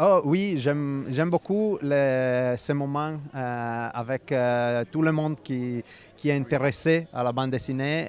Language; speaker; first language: French; non-native, fluent; Italian